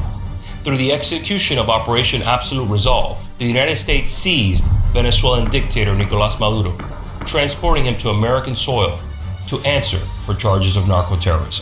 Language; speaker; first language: English; native; English